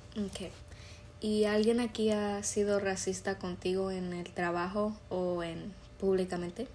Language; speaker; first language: Spanish; early bilingual, heritage; Spanish